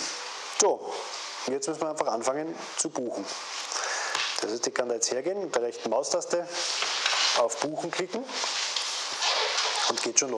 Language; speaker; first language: German; native; German